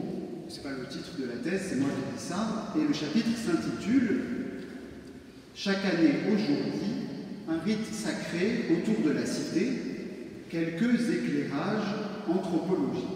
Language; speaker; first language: French; native; French